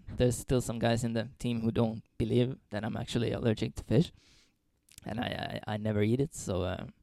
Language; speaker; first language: English; non-native, fluent; Finnish